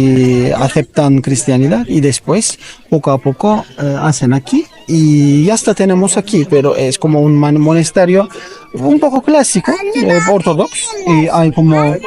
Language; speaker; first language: Spanish; non-native, learner; Turkish